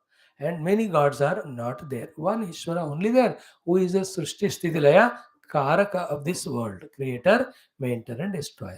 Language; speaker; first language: English; non-native, local second language; Hindi